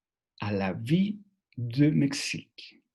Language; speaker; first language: French; non-native, fluent; Spanish